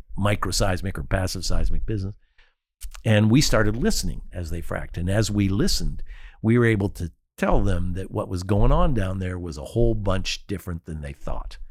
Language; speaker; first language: English; native; English